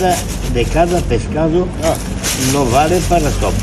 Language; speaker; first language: Spanish; non-native, learner; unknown